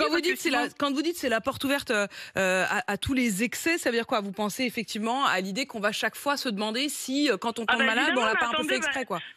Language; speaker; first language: French; native; French